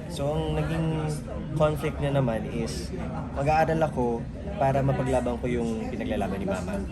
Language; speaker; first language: Filipino; native; Filipino